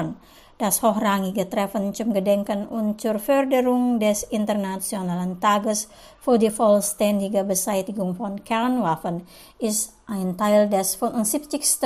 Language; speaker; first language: German; non-native, fluent; Indonesian